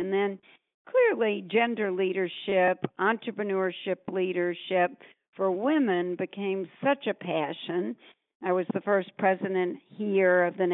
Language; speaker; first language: English; native; English